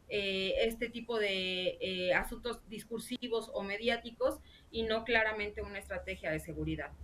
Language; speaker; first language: Spanish; native; Spanish